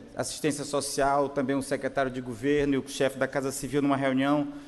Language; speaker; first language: Portuguese; native; Portuguese